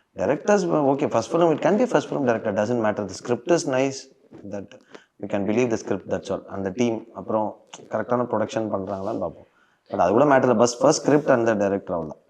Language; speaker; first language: Tamil; non-native, learner; Malayalam